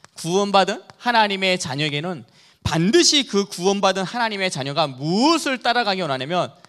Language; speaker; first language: Korean; native; Korean